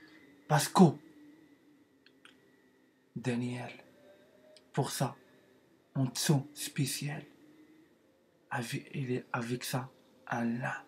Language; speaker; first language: French; non-native, learner; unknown